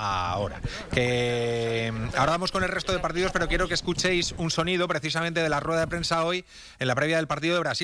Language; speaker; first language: Spanish; native; Spanish